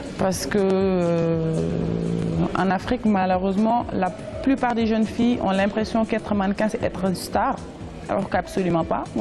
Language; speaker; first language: French; non-native, local second language; Wolof